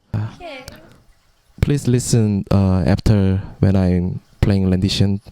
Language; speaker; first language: English; non-native, learner; Korean